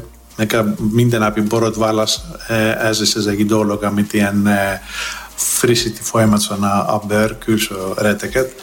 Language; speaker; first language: Hungarian; non-native, fluent; Greek